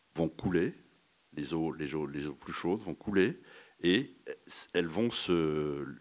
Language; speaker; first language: French; native; French